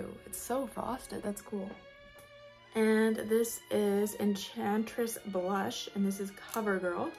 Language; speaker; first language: English; native; English